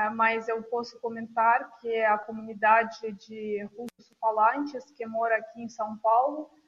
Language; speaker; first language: Portuguese; non-native, fluent; Russian